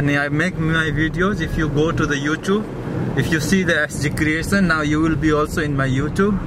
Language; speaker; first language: English; non-native, learner; Nepali